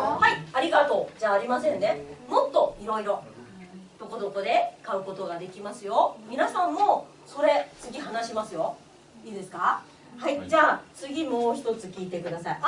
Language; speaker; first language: Japanese; non-native, fluent; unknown